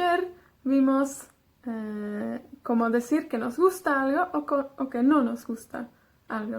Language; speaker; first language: Spanish; non-native, fluent; Welsh